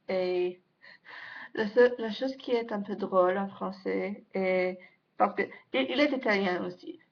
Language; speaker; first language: French; non-native, learner; English